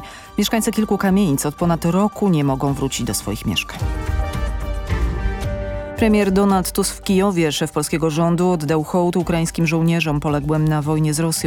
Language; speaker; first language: Polish; native; Polish